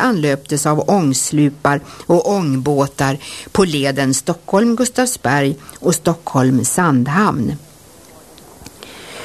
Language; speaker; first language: Swedish; native; Swedish